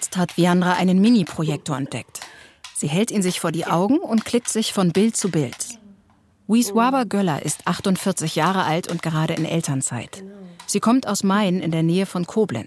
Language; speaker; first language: German; native; German